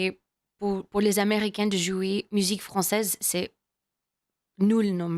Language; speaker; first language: French; non-native, learner; English